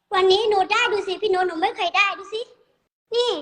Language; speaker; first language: Thai; non-native, fluent; Burmese